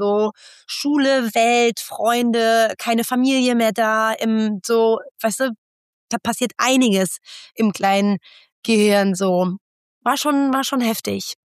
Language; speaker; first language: German; early bilingual, other home language; Persian